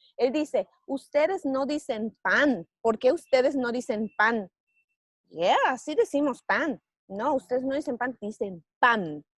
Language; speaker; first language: Spanish; native; Spanish